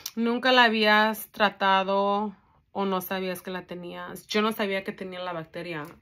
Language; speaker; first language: Spanish; early bilingual, heritage; Spanish